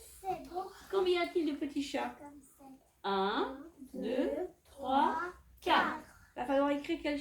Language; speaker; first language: French; native; French